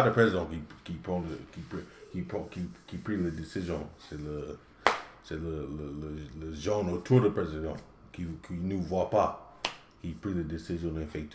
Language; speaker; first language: French; non-native, learner; English